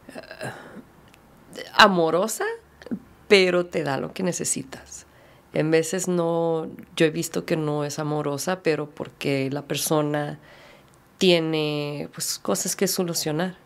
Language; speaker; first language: Spanish; early bilingual, heritage; Spanish